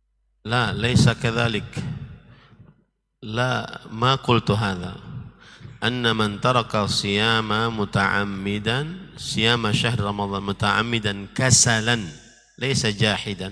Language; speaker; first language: Arabic; non-native, fluent; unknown